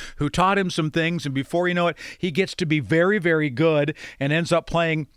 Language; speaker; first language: English; native; English